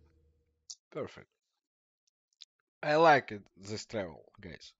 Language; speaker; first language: English; non-native, learner; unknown